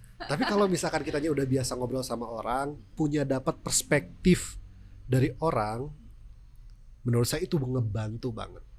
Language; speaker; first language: Indonesian; non-native, local second language; Sundanese